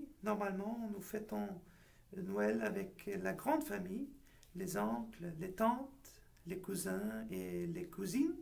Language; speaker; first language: French; non-native, fluent; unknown